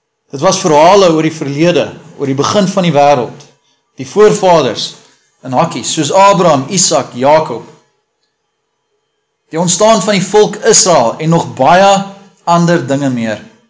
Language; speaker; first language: Afrikaans; early bilingual, heritage; Afrikaans